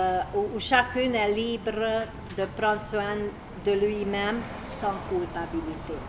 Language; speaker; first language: French; non-native, learner; Hungarian